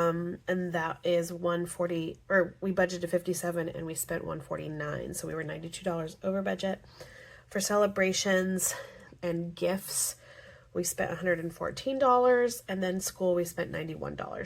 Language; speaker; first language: English; native; English